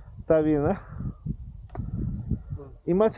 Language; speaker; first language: Spanish; native; Spanish